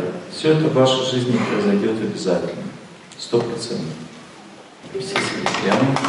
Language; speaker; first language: Russian; native; Russian